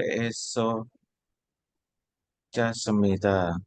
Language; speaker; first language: Korean; non-native, learner; Indonesian